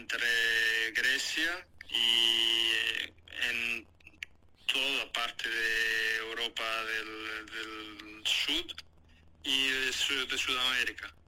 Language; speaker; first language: Spanish; non-native, fluent; Greek